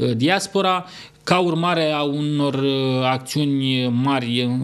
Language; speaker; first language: Romanian; native; Romanian